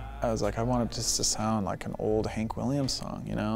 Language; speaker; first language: English; native; English